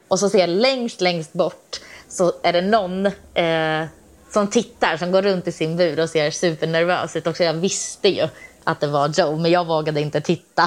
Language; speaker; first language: Swedish; native; Swedish